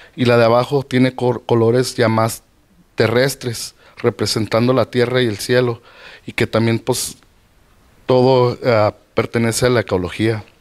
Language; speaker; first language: Spanish; early bilingual, heritage; Spanish